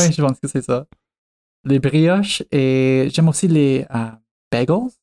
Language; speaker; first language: French; non-native, fluent; English